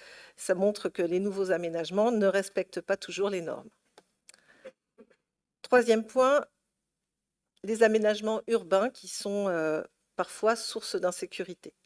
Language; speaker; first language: French; native; French